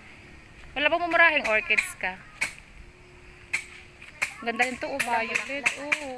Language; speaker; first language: Filipino; native; Filipino